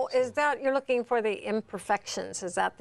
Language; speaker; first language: English; native; English